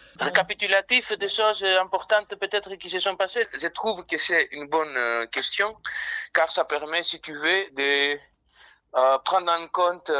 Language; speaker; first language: French; non-native, fluent; Greek